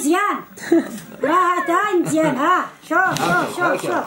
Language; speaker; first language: Arabic; non-native, local second language; Central Atlas Tamazight